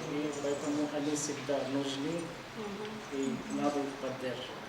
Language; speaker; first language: Russian; non-native, learner; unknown